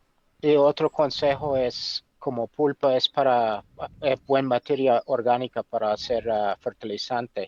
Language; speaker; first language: Spanish; non-native, fluent; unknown